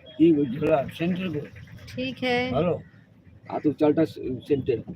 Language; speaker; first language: Hindi; non-native, local second language; Bangla